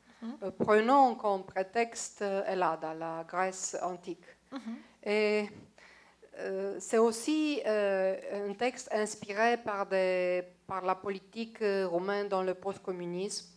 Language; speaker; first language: French; non-native, fluent; Romanian